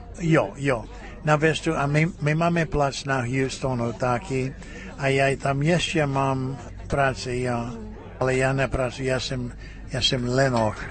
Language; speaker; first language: Czech; early bilingual, heritage; Czech